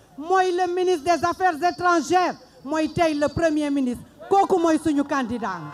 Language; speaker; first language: Wolof; non-native, local second language; Mandingo